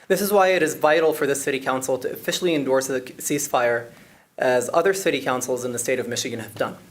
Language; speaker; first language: English; non-native, fluent; Arabic